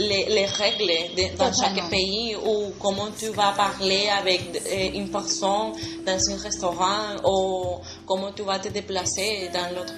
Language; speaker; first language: French; non-native, learner; Spanish